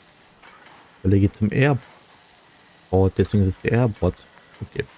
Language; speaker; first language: German; native; German